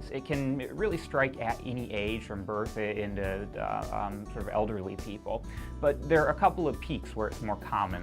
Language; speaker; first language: English; native; English